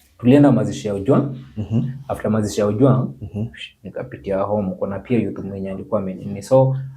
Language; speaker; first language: Swahili; non-native, local second language; Luo (Kenya and Tanzania)